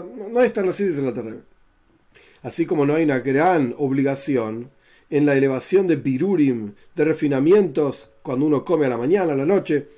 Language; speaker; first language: Spanish; native; Spanish